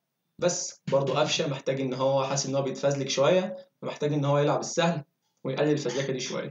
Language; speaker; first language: Arabic; native; Arabic